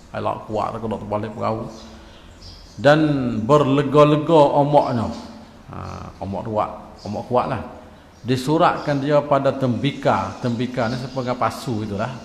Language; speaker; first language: Malay; native; Malay